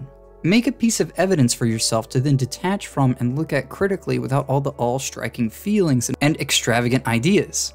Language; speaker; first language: English; native; English